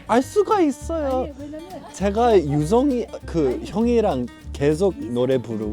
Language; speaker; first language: Korean; early bilingual, heritage; English